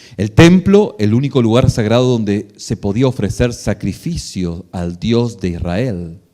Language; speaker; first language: Spanish; native; Spanish